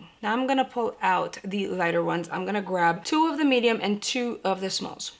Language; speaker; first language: English; native; English